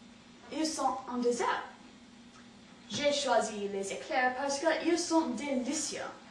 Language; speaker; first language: French; non-native, learner; English